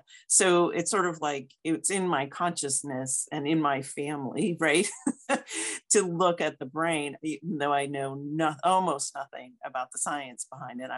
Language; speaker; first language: English; native; English